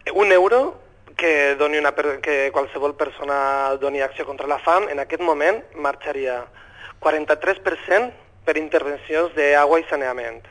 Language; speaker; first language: Catalan; non-native, local second language; Spanish